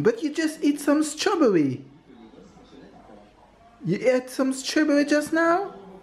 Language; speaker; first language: English; non-native, fluent; French